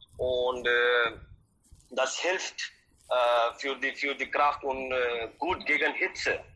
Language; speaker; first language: German; non-native, learner; Hindi